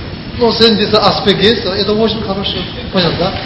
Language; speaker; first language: Russian; non-native, learner; Tibetan